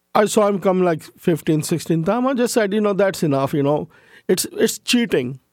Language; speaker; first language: English; non-native, local second language; Urdu